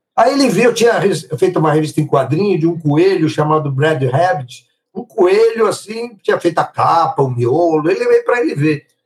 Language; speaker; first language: Portuguese; early bilingual, other home language; Italian